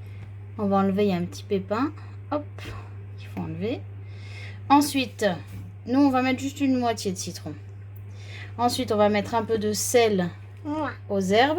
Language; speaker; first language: French; native; French